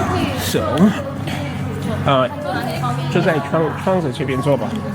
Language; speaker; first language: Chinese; non-native, fluent; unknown